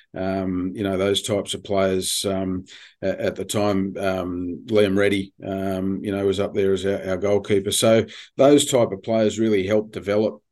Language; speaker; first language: English; native; English